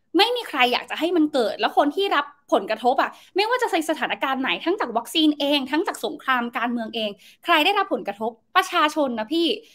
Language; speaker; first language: Thai; native; Thai